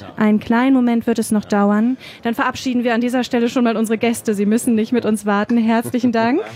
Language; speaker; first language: German; native; German